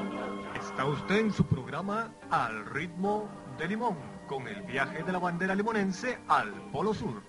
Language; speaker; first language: Spanish; native; Spanish